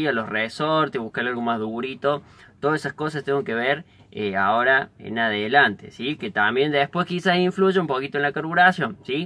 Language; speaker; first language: Spanish; native; Spanish